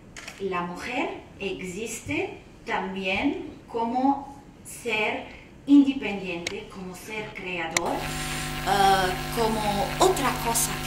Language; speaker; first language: Spanish; non-native, fluent; Arabic